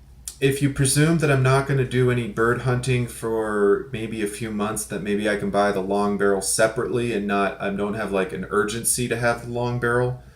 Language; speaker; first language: English; native; English